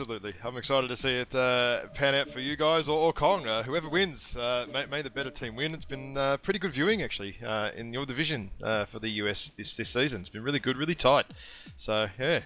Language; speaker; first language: English; native; English